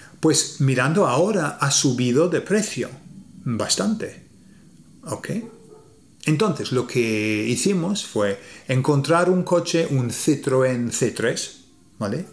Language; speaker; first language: Spanish; non-native, fluent; English